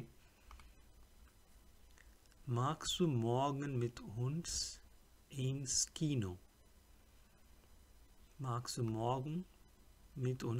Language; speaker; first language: German; non-native, fluent; English